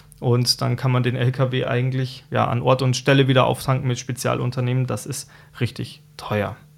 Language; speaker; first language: German; native; German